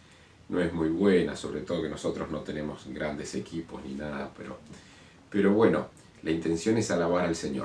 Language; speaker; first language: Spanish; native; Spanish